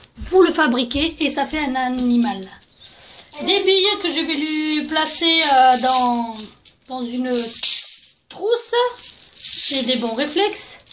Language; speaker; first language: French; native; French